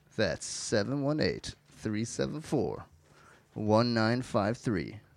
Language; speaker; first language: English; native; English